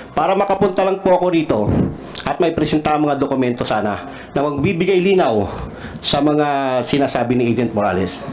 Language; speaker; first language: Filipino; non-native, local second language; Cebuano